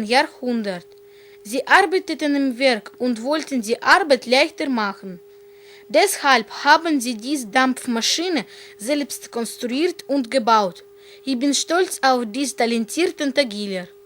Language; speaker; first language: German; non-native, learner; Russian